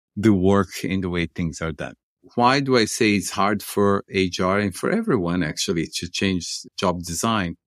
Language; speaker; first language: English; non-native, fluent; Portuguese